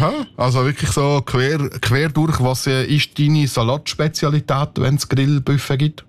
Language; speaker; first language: German; native; German